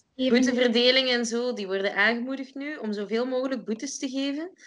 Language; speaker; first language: Dutch; native; Dutch